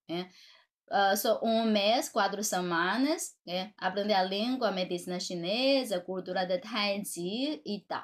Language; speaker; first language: Portuguese; non-native, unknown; Chinese